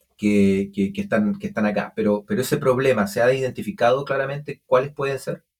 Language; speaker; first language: Spanish; native; Spanish